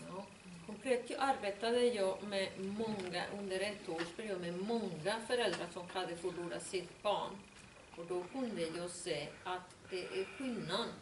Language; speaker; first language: Swedish; non-native, fluent; Spanish